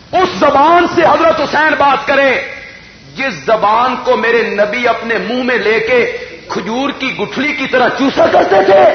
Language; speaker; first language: Urdu; non-native, local second language; Punjabi